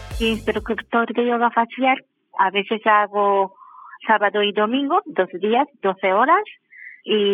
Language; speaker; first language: Spanish; non-native, learner; Japanese